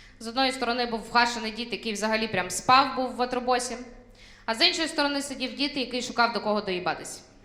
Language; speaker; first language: Ukrainian; non-native, local second language; Russian